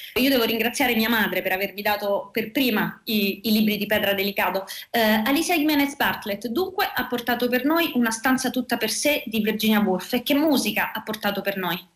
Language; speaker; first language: Italian; native; Italian